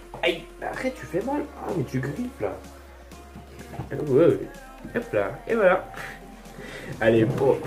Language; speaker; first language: French; native; French